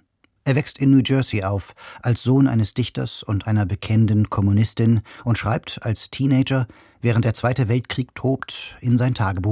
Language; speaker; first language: German; native; German